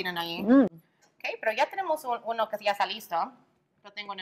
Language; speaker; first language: Spanish; early bilingual, heritage; Spanish